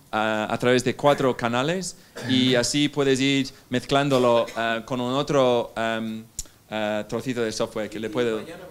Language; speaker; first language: Spanish; non-native, fluent; English